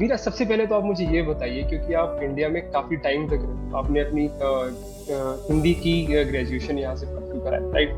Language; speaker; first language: Hindi; native; Hindi